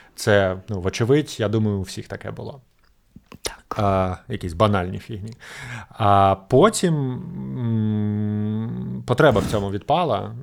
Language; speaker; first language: Ukrainian; native; Ukrainian